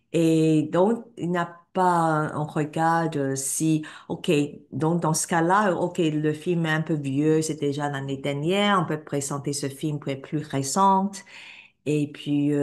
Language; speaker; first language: French; non-native, fluent; Cantonese